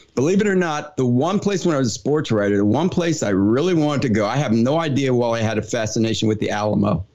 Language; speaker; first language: English; native; English